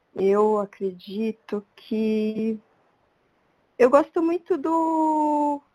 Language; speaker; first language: Portuguese; native; Portuguese